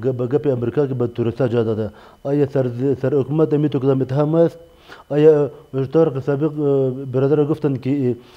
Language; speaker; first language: Persian; non-native, local second language; Pashto